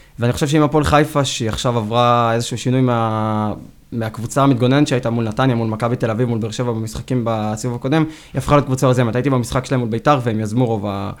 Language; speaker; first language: Hebrew; native; Hebrew